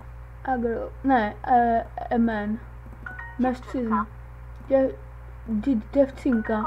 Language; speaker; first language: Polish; non-native, learner; Czech